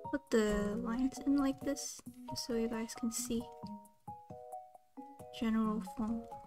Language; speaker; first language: English; non-native, local second language; Cantonese